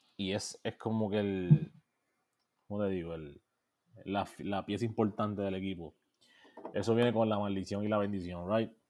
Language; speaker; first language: Spanish; native; Spanish